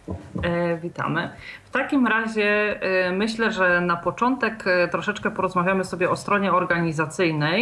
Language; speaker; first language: Polish; native; Polish